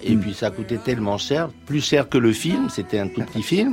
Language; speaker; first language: French; non-native, fluent; Romanian